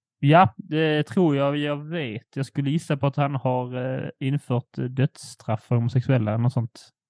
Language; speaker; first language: Swedish; early bilingual, other home language; Polish